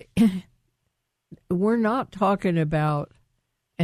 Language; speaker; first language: English; native; English